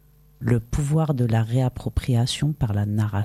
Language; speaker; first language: French; native; French